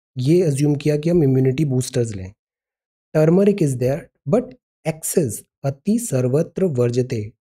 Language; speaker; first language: Hindi; native; Hindi